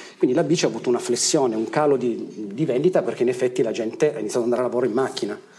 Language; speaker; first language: Italian; native; Italian